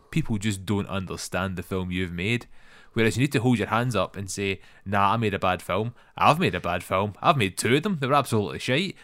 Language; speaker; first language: English; native; English